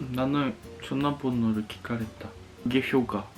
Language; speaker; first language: Korean; non-native, learner; Japanese